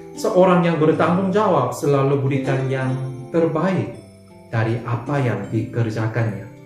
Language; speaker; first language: Indonesian; non-native, fluent; Korean